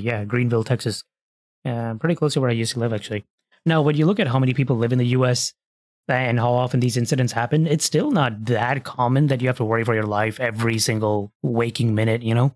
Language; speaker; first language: English; early bilingual, other home language; Hindi